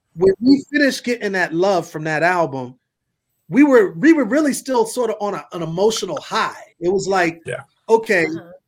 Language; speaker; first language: English; native; English